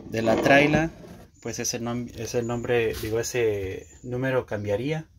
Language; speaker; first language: Spanish; early bilingual, heritage; Spanish